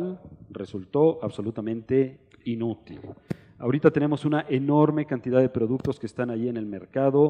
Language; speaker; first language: Spanish; native; Spanish